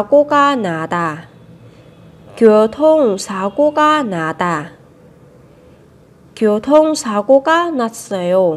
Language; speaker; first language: Korean; non-native, fluent; Vietnamese